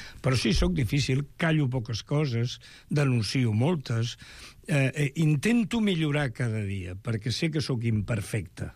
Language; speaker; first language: Catalan; non-native, local second language; Spanish